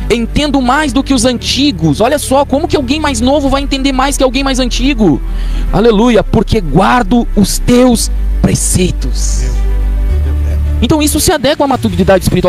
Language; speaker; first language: Portuguese; native; Portuguese